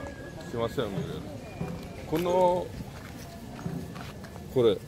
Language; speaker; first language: Japanese; non-native, learner; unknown